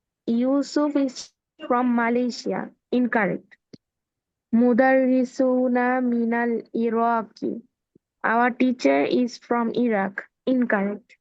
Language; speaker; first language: English; non-native, learner; Bangla